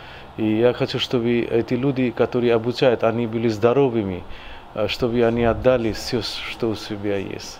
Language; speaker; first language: Russian; non-native, fluent; Bangla